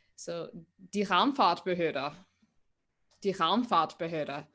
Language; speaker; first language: German; non-native, fluent; English